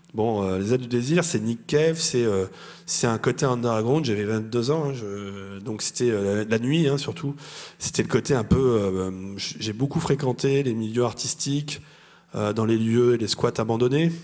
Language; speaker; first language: French; native; French